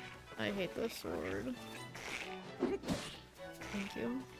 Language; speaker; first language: English; native; English